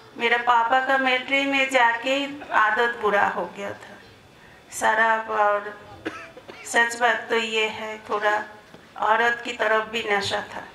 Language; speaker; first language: Hindi; non-native, local second language; Bangla